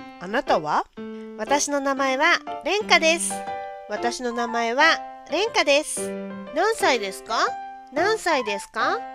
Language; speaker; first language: Japanese; non-native, fluent; Hindi